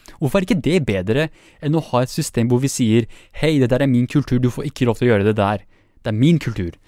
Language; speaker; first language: Norwegian; early bilingual, other home language; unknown